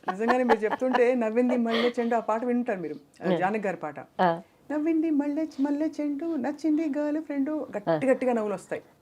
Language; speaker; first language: Telugu; native; Telugu